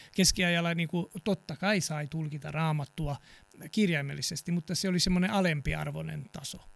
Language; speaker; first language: Finnish; non-native, fluent; Serbian